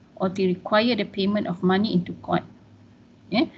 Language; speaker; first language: English; non-native, local second language; Malay